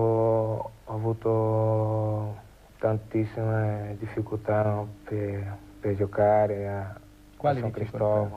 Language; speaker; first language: Italian; non-native, learner; Portuguese